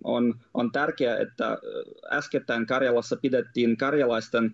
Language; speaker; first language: Finnish; non-native, fluent; Russian